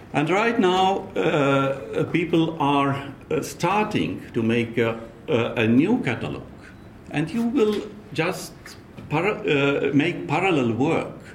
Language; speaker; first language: English; non-native, fluent; Estonian